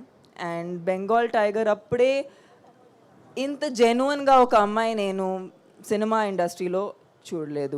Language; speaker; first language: Telugu; non-native, local second language; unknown